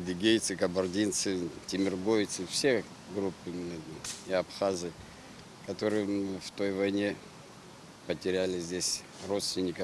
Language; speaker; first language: Russian; non-native, local second language; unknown